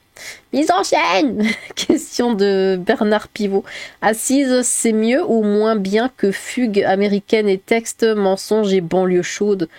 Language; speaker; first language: French; native; French